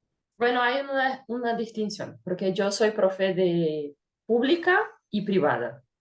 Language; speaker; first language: Spanish; non-native, fluent; Portuguese